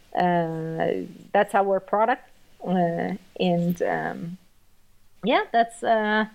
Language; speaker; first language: English; non-native, fluent; Italian